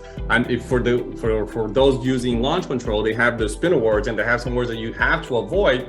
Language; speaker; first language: English; non-native, fluent; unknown